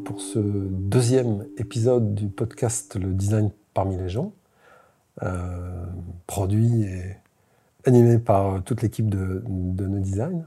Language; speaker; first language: French; native; French